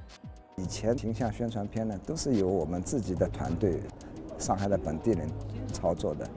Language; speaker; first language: Chinese; native; Chinese